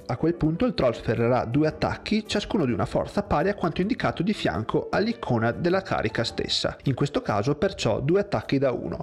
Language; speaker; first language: Italian; native; Italian